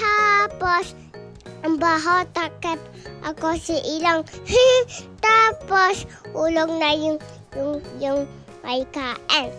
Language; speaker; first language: Filipino; early bilingual, heritage; Filipino